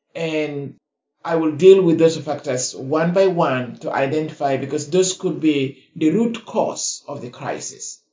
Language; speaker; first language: English; non-native, fluent; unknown